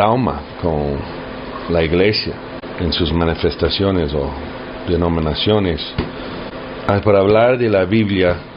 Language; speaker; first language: Spanish; early bilingual, heritage; English